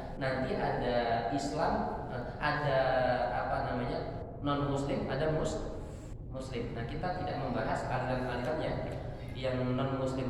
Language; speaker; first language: Indonesian; native; Indonesian